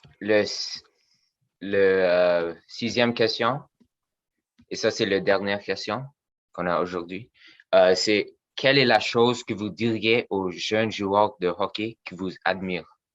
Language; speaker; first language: French; non-native, fluent; English